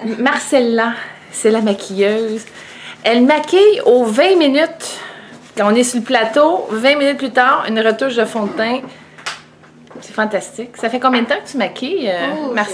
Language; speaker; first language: French; native; French